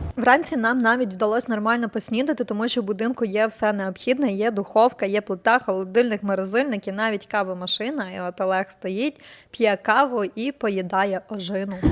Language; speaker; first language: Ukrainian; native; Ukrainian